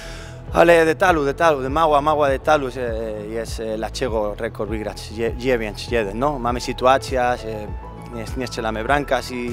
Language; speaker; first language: Polish; non-native, learner; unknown